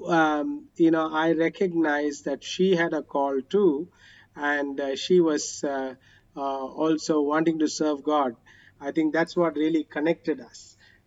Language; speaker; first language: English; non-native, local second language; Malayalam